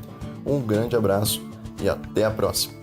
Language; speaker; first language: Portuguese; native; Portuguese